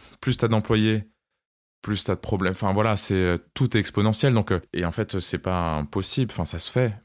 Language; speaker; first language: French; native; French